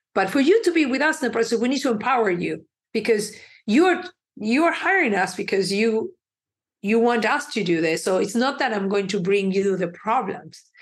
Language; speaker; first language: English; early bilingual, other home language; Spanish